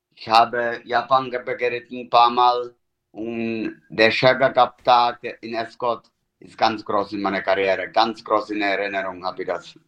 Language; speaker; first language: German; non-native, fluent; Italian